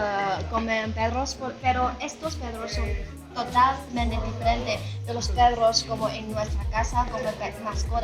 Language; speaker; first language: Spanish; non-native, learner; Chinese